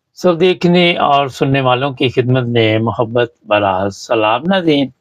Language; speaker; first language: Urdu; native; Urdu